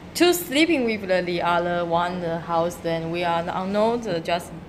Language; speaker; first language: English; non-native, learner; Chinese